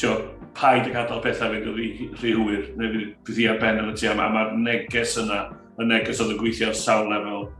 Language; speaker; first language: Welsh; native; Welsh